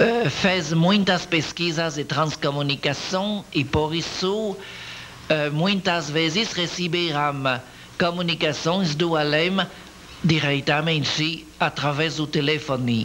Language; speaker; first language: Portuguese; non-native, learner; French